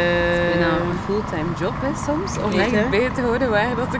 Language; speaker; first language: Dutch; non-native, local second language; French